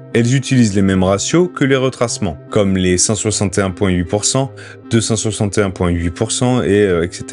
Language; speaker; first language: French; native; French